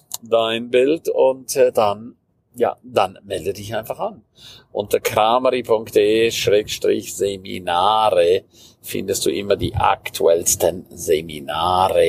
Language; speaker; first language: German; native; German